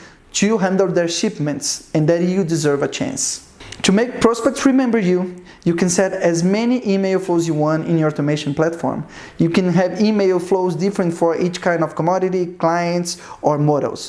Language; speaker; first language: English; non-native, fluent; Portuguese